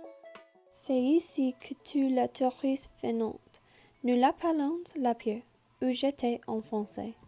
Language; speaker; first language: French; non-native, learner; English